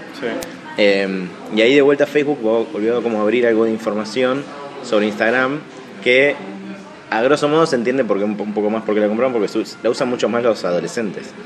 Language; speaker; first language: Spanish; native; Spanish